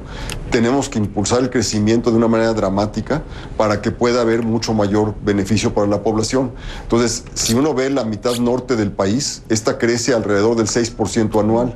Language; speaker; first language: Spanish; native; Spanish